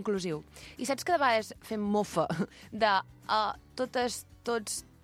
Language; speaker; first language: Catalan; native; Catalan